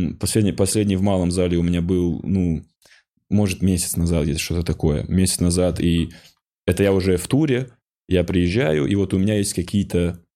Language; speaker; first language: Russian; non-native, local second language; Ossetic